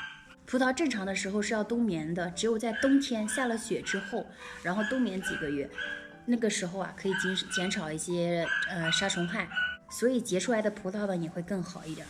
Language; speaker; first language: Chinese; native; Chinese